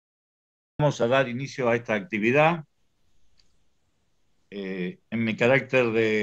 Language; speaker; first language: Spanish; native; Spanish